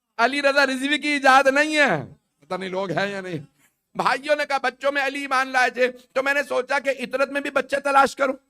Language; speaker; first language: Urdu; native; Urdu